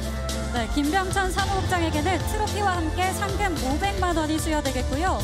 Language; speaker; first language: Korean; native; Korean